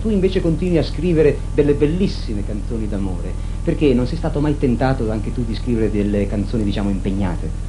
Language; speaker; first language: Italian; native; Italian